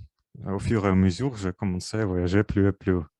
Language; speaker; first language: French; non-native, learner; Russian